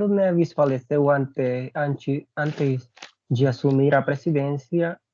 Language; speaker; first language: Portuguese; non-native, learner; Spanish